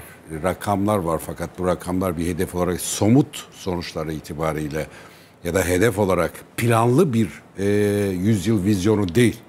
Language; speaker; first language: Turkish; native; Turkish